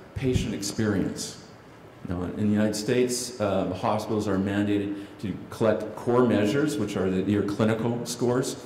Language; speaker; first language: English; native; English